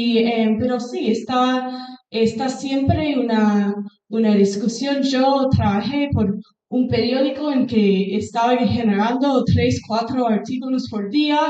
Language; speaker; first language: Spanish; non-native, fluent; English